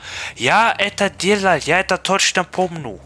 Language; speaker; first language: Russian; early bilingual, heritage; Russian